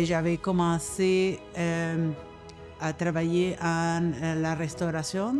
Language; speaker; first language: French; non-native, fluent; Spanish